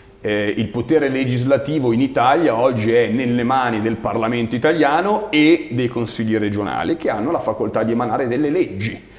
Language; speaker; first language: Italian; native; Italian